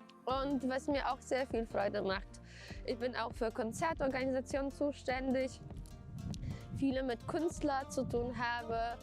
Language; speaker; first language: German; non-native, fluent; Polish